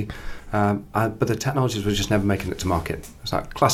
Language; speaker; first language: English; native; English